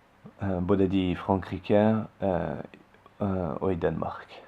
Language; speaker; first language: Norwegian; non-native, fluent; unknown